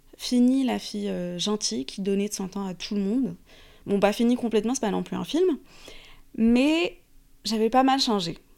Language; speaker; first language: French; non-native, fluent; Arabic